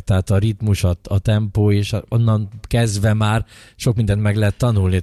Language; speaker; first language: Hungarian; native; Hungarian